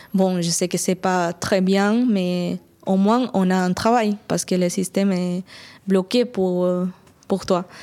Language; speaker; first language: French; non-native, fluent; Spanish